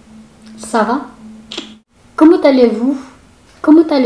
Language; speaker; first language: French; non-native, learner; Filipino